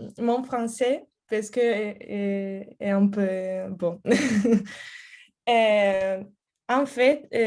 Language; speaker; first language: French; non-native, learner; Spanish